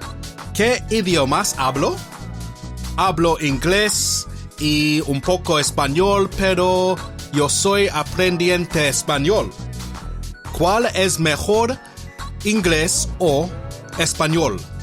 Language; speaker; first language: Spanish; non-native, learner; English